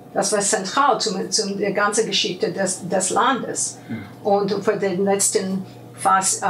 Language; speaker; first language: German; non-native, fluent; English